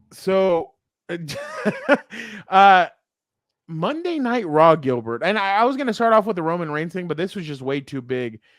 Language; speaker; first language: English; native; English